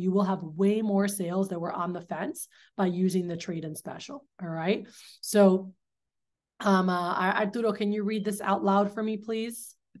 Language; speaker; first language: English; early bilingual, other home language; Spanish